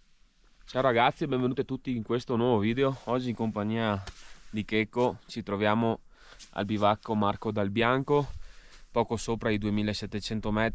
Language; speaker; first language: Italian; native; Italian